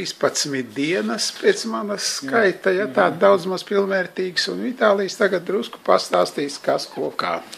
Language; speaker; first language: Latvian; native; Latvian